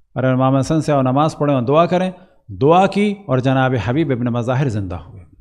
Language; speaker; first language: Urdu; native; Urdu